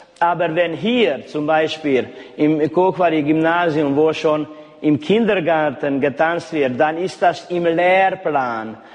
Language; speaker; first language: German; non-native, local second language; Hungarian